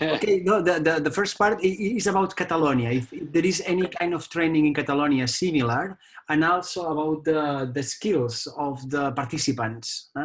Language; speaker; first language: English; non-native, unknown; Catalan